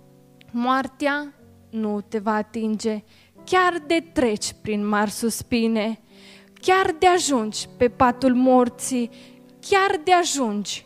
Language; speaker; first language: Romanian; native; Romanian